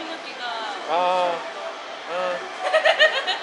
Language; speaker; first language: Japanese; non-native, learner; Indonesian